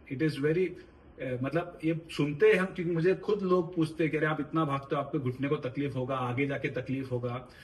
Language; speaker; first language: Hindi; non-native, local second language; Marathi